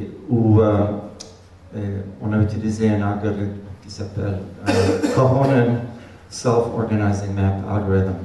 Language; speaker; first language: French; non-native, fluent; Hungarian